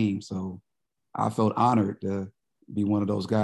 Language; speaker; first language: English; native; English